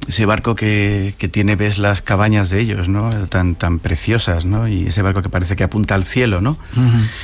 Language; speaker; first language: Spanish; native; Spanish